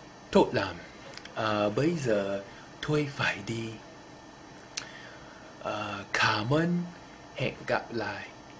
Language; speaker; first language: Vietnamese; non-native, learner; English